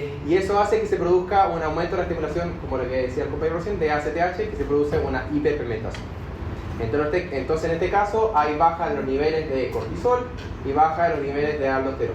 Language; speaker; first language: Spanish; native; Spanish